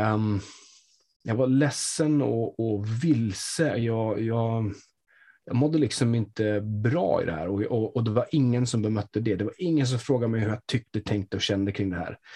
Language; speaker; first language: Swedish; native; Swedish